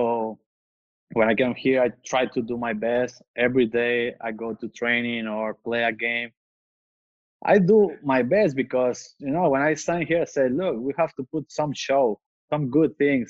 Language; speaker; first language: English; non-native, fluent; Spanish